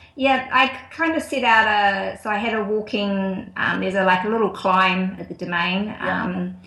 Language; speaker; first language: English; native; English